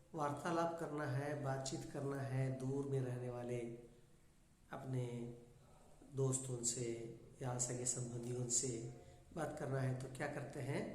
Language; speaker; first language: Hindi; non-native, local second language; Kannada